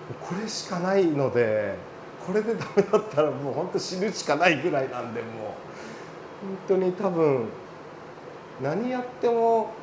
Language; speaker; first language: Japanese; native; Japanese